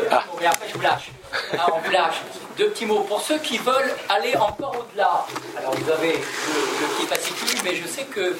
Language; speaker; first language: French; native; French